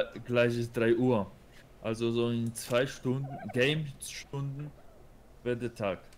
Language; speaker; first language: German; non-native, learner; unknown